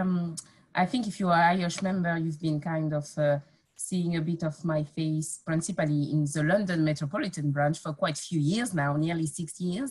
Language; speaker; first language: English; non-native, fluent; French